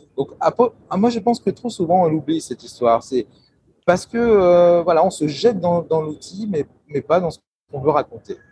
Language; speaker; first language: French; native; French